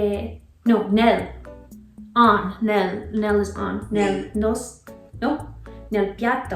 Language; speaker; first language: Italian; non-native, learner; English